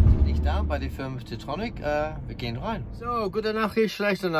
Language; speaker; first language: German; non-native, fluent; English